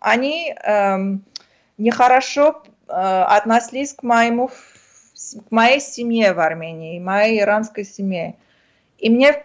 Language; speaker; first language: Russian; early bilingual, other home language; Armenian